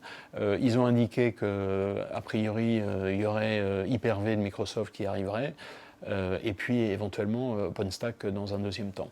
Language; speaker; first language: French; native; French